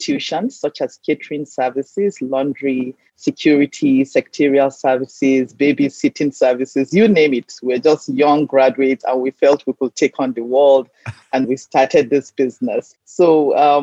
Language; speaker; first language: English; non-native, local second language; Hausa